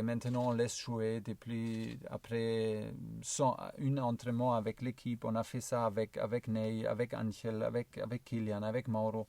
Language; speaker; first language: French; non-native, learner; German